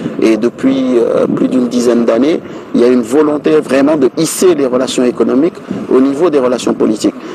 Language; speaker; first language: French; non-native, local second language; Wolof